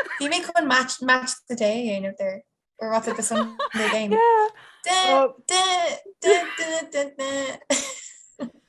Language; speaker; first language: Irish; non-native, local second language; English